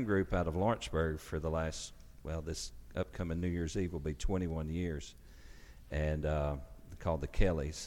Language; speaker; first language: English; native; English